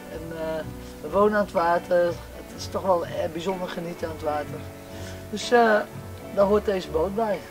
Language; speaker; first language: Dutch; non-native, local second language; Western Frisian